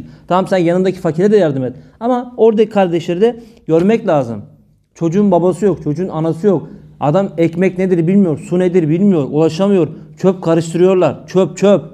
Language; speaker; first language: Turkish; native; Turkish